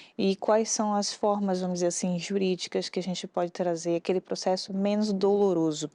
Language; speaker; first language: Portuguese; native; Portuguese